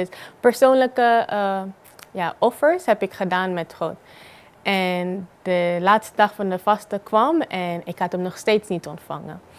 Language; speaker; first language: Dutch; non-native, local second language; Papiamento